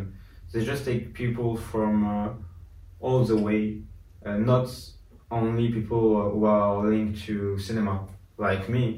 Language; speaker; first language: English; non-native, learner; French